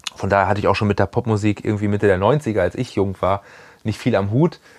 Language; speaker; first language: German; native; German